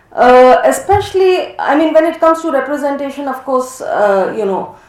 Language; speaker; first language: English; non-native, local second language; Hindi